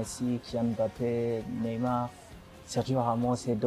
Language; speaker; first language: French; non-native, local second language; Rundi